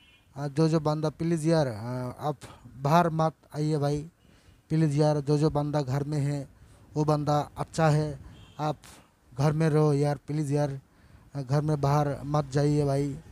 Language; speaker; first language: Hindi; non-native, learner; Bangla